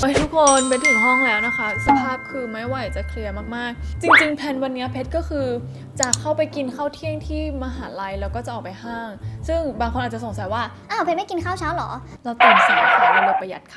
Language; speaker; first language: Thai; native; Thai